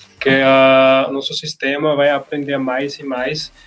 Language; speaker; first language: Portuguese; non-native, learner; German